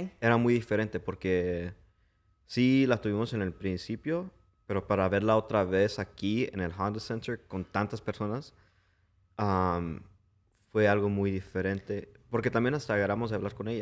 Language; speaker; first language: Spanish; early bilingual, heritage; English